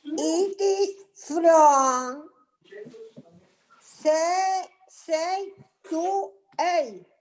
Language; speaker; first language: English; non-native, learner; Spanish